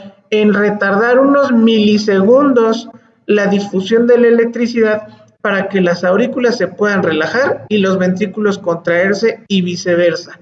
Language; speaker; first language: Spanish; native; Spanish